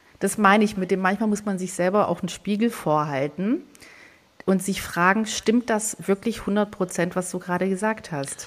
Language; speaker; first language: German; early bilingual, other home language; Greek